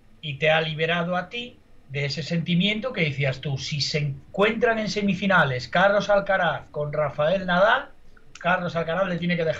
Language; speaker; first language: Spanish; native; Spanish